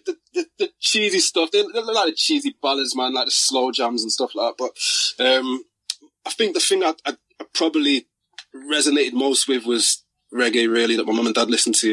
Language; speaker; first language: English; native; English